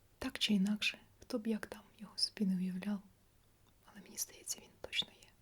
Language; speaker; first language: Ukrainian; non-native, local second language; Russian